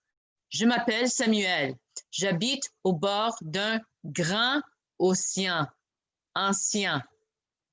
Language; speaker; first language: French; non-native, local second language; English